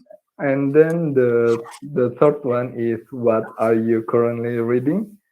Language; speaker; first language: English; non-native, learner; Indonesian